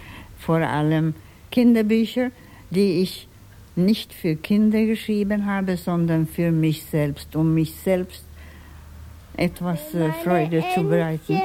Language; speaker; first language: German; non-native, fluent; Swedish